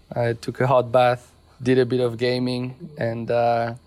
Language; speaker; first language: English; non-native, fluent; French